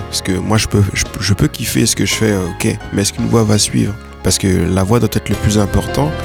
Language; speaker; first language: French; native; French